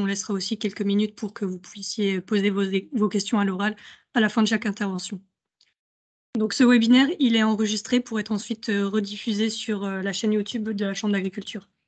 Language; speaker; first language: French; native; French